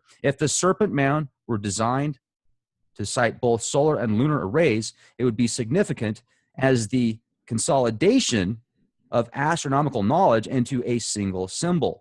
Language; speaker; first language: English; native; English